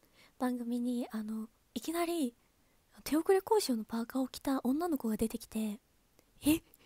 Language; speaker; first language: Japanese; native; Japanese